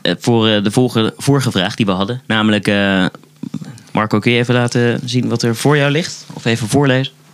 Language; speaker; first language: Dutch; native; Dutch